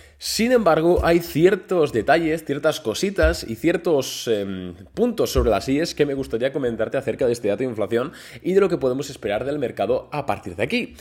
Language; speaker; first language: Spanish; native; Spanish